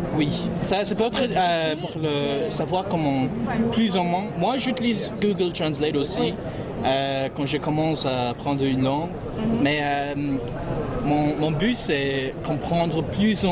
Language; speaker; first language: French; non-native, fluent; English